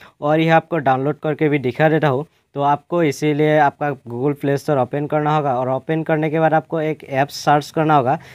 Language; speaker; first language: Hindi; non-native, local second language; Assamese